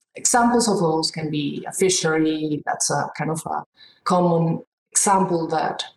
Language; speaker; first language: English; non-native, fluent; Spanish